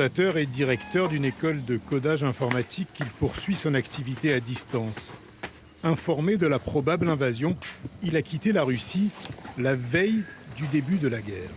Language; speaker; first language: French; native; French